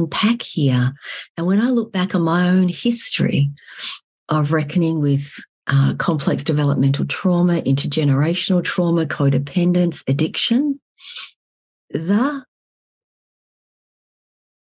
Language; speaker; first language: English; native; English